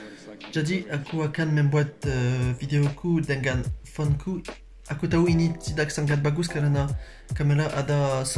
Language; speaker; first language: Indonesian; non-native, learner; French